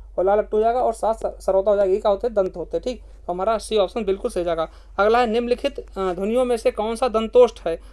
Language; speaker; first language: Hindi; native; Hindi